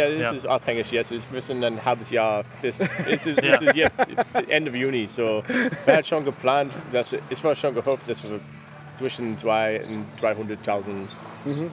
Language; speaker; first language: German; non-native, learner; English